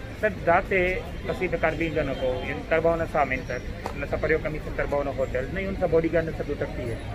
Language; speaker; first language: Filipino; non-native, learner; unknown